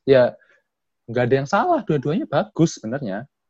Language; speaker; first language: Indonesian; native; Indonesian